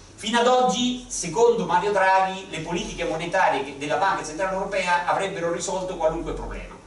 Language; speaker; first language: Italian; native; Italian